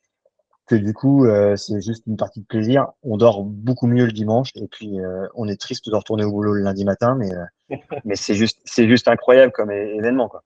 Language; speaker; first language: French; native; French